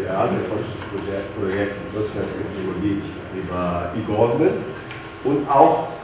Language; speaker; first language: German; non-native, learner; Portuguese